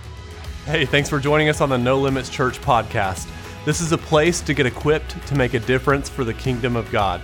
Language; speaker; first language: English; native; English